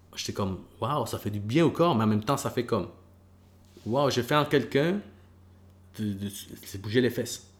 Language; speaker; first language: French; early bilingual, other home language; Spanish